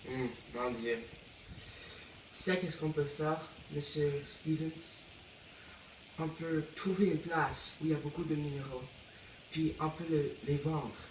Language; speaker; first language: French; non-native, local second language; English